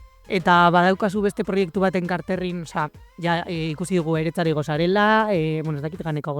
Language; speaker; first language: Basque; non-native, local second language; Spanish